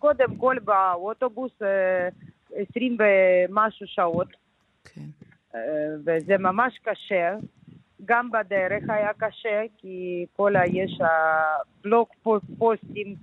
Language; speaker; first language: Hebrew; non-native, learner; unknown